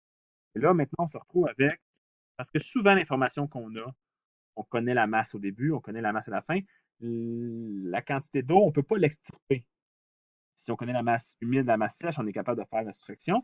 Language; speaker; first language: French; native; French